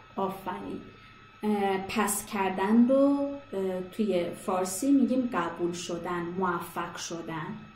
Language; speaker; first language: Persian; native; Persian